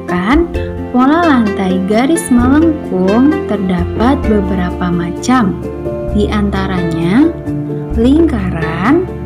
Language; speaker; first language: Indonesian; native; Indonesian